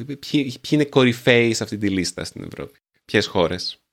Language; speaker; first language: Greek; native; Greek